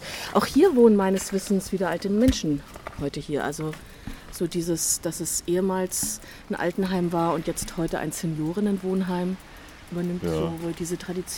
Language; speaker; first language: German; native; German